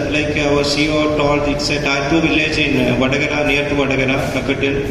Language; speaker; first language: English; non-native, local second language; Malayalam